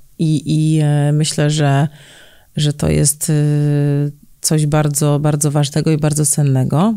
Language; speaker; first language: Polish; native; Polish